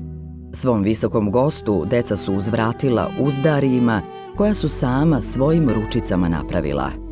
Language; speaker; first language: Serbian; native; Serbian